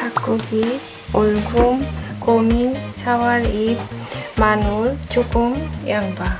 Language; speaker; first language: Korean; non-native, learner; Bangla